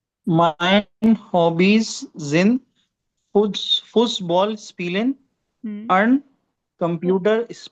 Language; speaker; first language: German; non-native, learner; Urdu